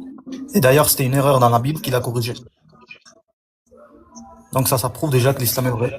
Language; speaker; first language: French; native; French